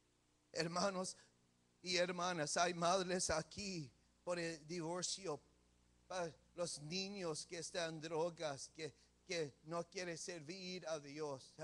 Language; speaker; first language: Spanish; early bilingual, heritage; English